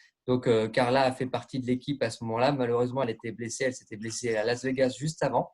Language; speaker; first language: French; native; French